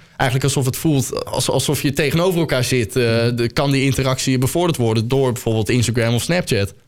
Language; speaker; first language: Dutch; native; Dutch